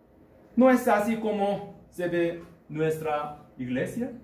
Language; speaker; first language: Spanish; non-native, learner; Korean